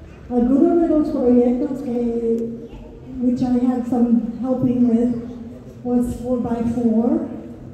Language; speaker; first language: English; native; English